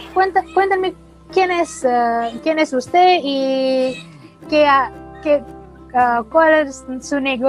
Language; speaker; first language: Spanish; non-native, learner; Indonesian